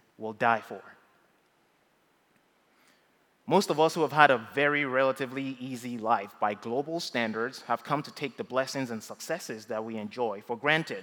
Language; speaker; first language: English; non-native, local second language; Yoruba